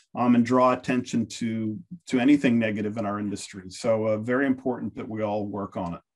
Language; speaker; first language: English; native; English